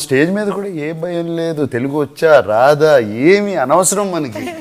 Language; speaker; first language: Telugu; native; Telugu